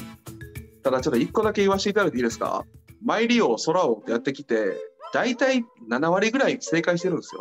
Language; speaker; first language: Japanese; native; Japanese